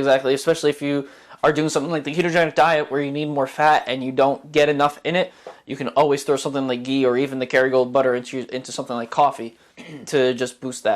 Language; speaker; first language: English; native; English